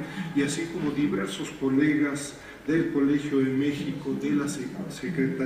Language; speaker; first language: Spanish; native; Spanish